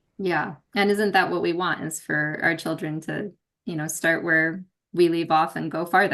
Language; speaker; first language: English; native; English